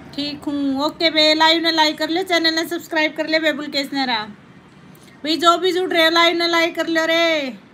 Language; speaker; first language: Hindi; native; Hindi